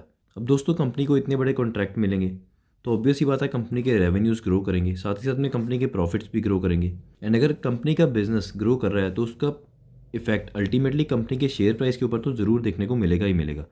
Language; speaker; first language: Hindi; native; Hindi